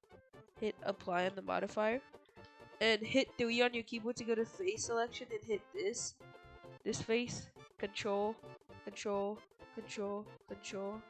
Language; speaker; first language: English; native; English